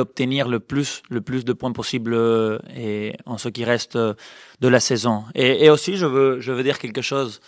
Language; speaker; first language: French; non-native, fluent; Spanish